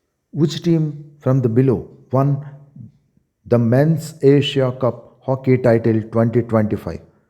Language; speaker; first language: English; non-native, local second language; Telugu